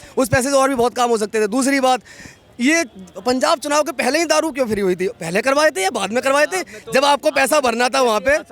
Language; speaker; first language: Hindi; native; Hindi